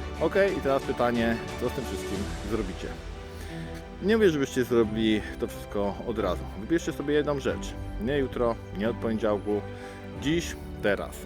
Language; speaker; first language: Polish; native; Polish